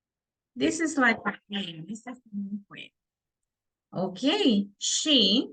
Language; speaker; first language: English; non-native, fluent; Spanish